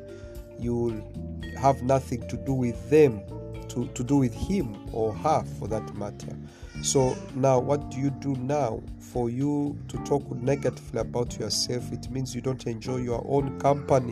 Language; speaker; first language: English; non-native, local second language; Swahili